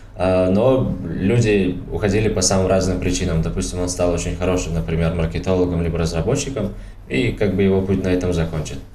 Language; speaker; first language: Russian; non-native, local second language; Tajik